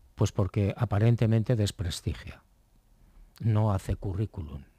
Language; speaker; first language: Spanish; native; Spanish